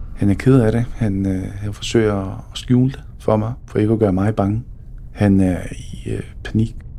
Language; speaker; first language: Danish; early bilingual, other home language; Bosnian